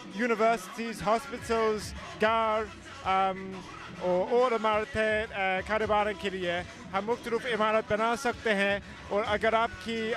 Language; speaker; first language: Hindi; early bilingual, heritage; Hindi